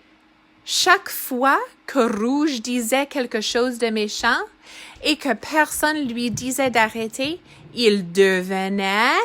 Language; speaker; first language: French; non-native, fluent; English